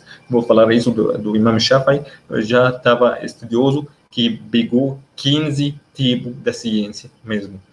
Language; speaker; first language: Portuguese; non-native, learner; Arabic